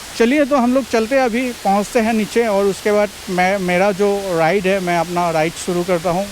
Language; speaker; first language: Hindi; non-native, local second language; Assamese